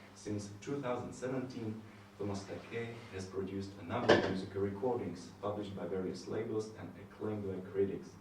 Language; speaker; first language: English; non-native, fluent; Slovak